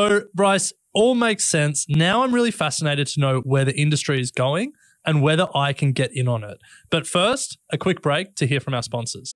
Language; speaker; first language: English; native; English